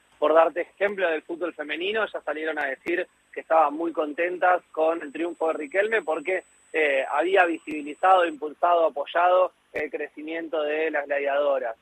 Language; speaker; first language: Spanish; native; Spanish